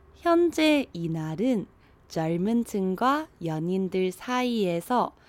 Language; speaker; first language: Korean; non-native, fluent; Chinese